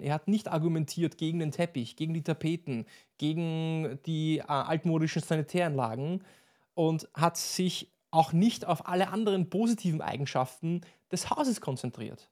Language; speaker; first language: German; native; German